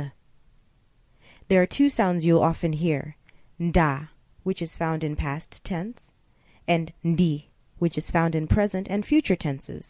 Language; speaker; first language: English; non-native, local second language; Shona